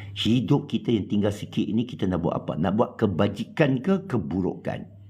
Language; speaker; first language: Malay; non-native, local second language; Chinese